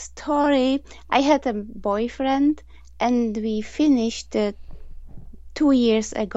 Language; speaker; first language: English; non-native, learner; Czech